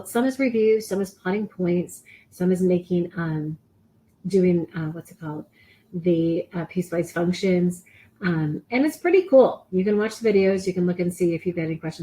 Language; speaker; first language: English; native; English